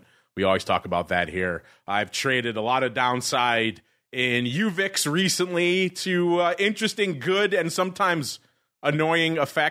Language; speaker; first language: English; native; English